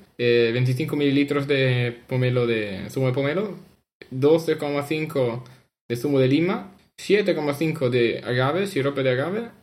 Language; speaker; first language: Spanish; non-native, fluent; Italian